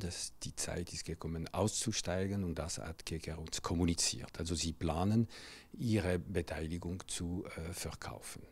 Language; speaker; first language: German; non-native, local second language; French